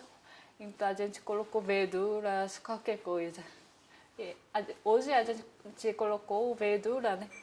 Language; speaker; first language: Portuguese; non-native, learner; Korean